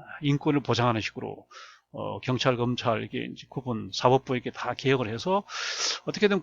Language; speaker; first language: Korean; native; Korean